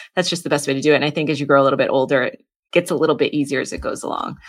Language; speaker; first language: English; native; English